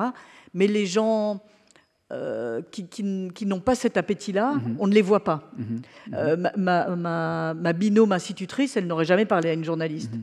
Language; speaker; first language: French; native; French